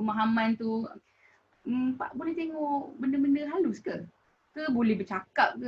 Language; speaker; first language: Malay; native; Malay